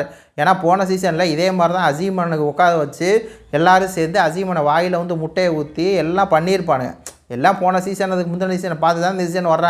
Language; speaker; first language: Tamil; native; Tamil